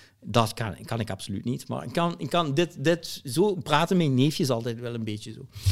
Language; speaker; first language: Dutch; native; Dutch